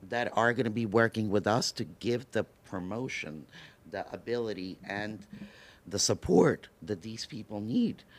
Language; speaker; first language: English; early bilingual, other home language; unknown